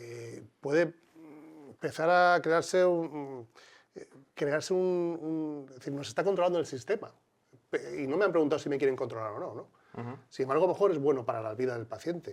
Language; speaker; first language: Spanish; native; Spanish